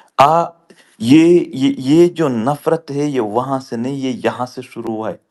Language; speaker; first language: Urdu; non-native, local second language; Pashto